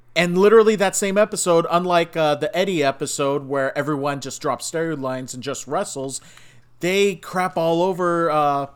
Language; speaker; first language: English; native; English